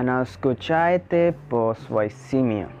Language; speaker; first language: Russian; non-native, learner; Hindi